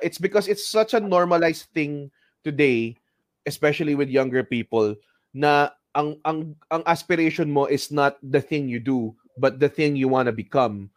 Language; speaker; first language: English; non-native, local second language; Filipino